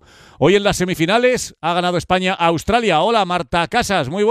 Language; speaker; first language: Spanish; native; Spanish